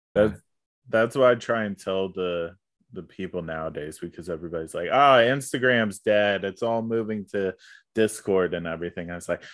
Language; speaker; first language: English; native; English